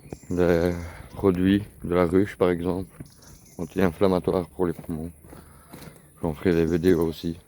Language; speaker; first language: French; native; French